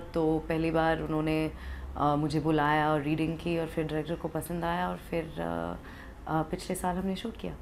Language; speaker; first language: Hindi; early bilingual, heritage; Hindi